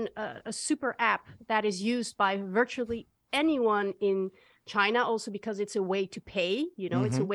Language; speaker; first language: English; non-native, fluent; Dutch